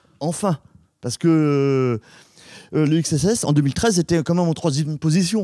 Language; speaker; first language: French; native; French